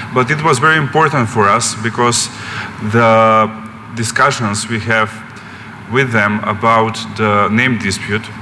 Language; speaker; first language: English; non-native, fluent; Macedonian